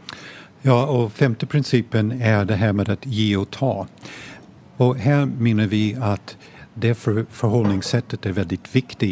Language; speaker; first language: Swedish; non-native, fluent; English